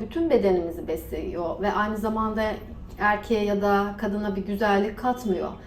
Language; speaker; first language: Turkish; native; Turkish